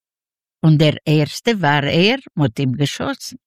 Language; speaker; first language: German; non-native, fluent; Yiddish